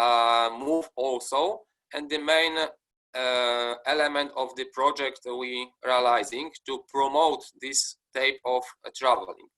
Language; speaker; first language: English; non-native, fluent; Polish